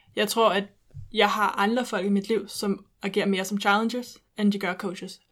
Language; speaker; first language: Danish; early bilingual, heritage; Danish